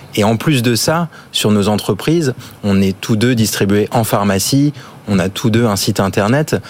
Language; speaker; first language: French; early bilingual, other home language; English